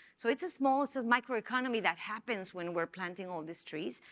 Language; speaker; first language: English; non-native, fluent; Spanish